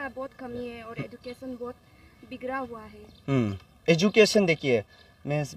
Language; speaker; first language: Hindi; non-native, local second language; Nyishi